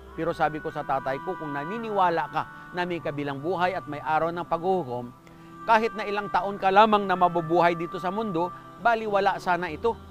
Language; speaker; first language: Filipino; non-native, local second language; Hiligaynon